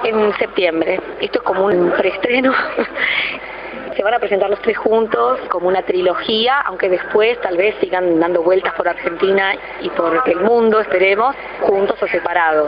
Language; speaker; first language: Spanish; native; Spanish